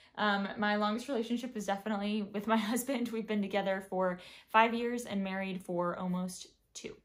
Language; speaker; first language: English; native; English